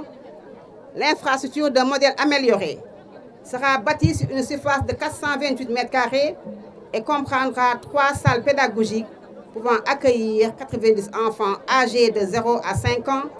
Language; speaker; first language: French; non-native, local second language; Wolof